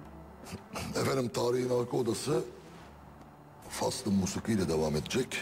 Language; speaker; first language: Turkish; native; Turkish